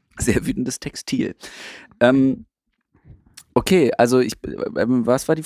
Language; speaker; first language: German; native; German